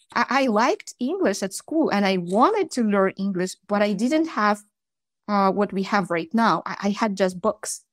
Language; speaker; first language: English; non-native, fluent; Russian